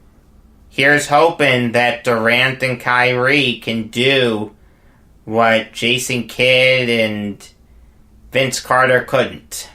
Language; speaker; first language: English; native; English